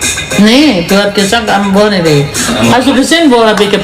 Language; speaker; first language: German; non-native, learner; Indonesian